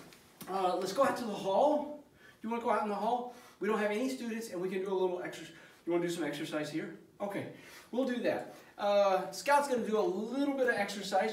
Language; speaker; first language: English; native; English